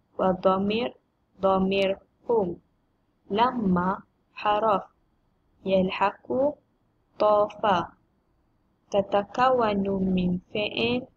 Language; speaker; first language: Arabic; non-native, learner; Malay